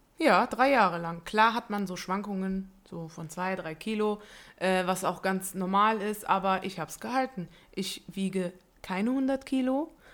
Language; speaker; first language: German; early bilingual, other home language; Italian